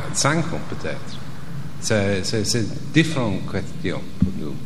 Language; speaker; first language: French; non-native, learner; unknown